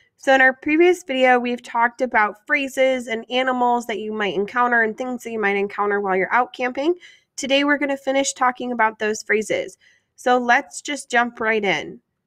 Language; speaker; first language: English; native; English